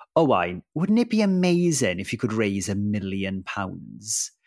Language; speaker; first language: English; non-native, local second language; Welsh